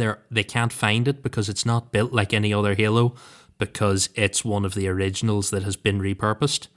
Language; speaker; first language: English; native; English